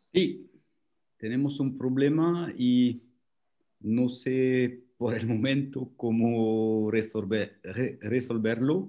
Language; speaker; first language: Spanish; non-native, learner; French